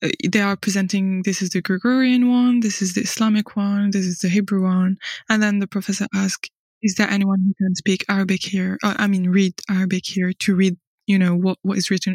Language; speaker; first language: English; non-native, fluent; French